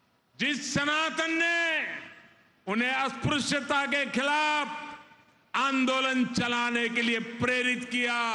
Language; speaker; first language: Hindi; native; Hindi